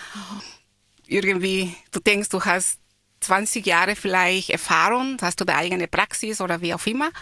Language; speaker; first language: German; non-native, fluent; Spanish